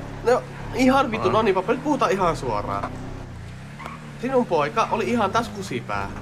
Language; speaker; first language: Finnish; native; Finnish